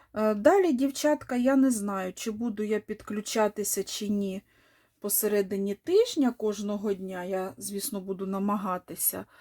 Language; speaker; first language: Ukrainian; non-native, local second language; Russian